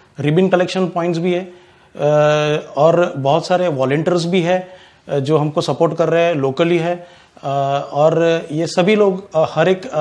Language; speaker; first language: Hindi; non-native, local second language; Gujarati